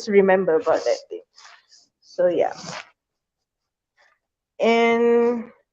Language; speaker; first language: English; non-native, fluent; Malay